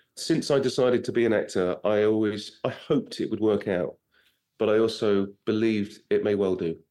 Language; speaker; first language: English; native; English